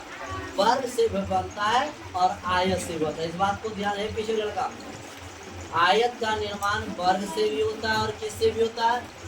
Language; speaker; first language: Hindi; native; Hindi